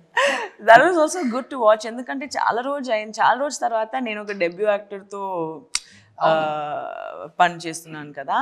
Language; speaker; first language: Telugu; non-native, fluent; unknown